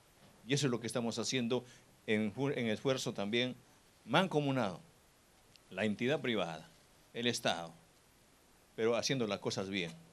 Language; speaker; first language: Spanish; native; Spanish